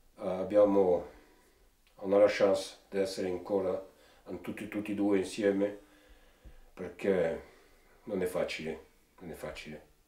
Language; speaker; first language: Italian; early bilingual, heritage; Italian